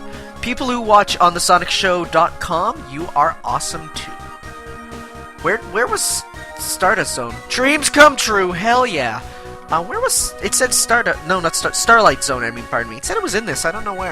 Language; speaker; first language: English; native; English